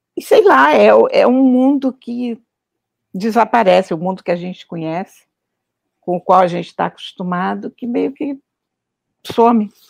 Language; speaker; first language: Portuguese; native; Portuguese